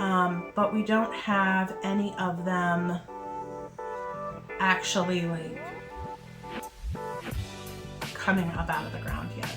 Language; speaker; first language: English; native; English